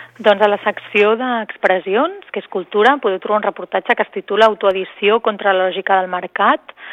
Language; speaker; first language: Catalan; native; Catalan